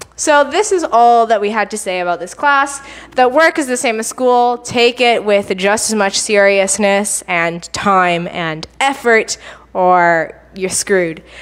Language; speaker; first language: English; native; English